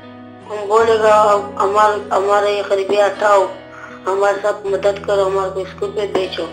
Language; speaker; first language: Hindi; non-native, local second language; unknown